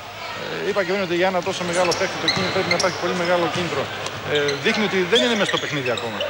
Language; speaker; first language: Greek; native; Greek